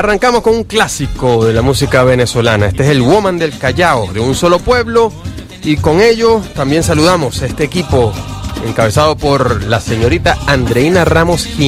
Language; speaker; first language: Spanish; native; Spanish